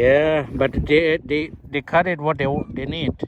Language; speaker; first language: English; non-native, learner; Lao